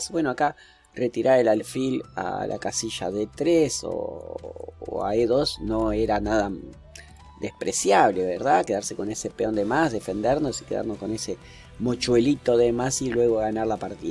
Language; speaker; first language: Spanish; native; Spanish